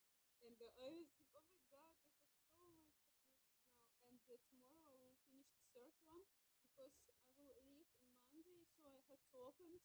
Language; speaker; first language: English; non-native, learner; Russian